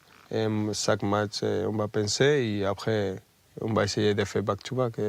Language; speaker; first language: French; non-native, fluent; Spanish